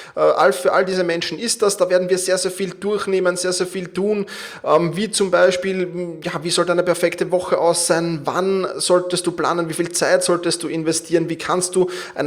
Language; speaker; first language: German; native; German